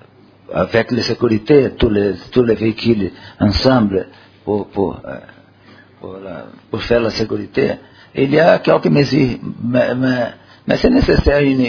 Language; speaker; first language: French; non-native, learner; Portuguese